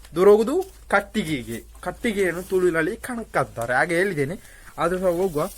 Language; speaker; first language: Kannada; native; Kannada